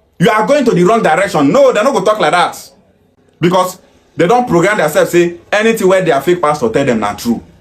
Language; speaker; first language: Nigerian Pidgin; non-native, local second language; Igbo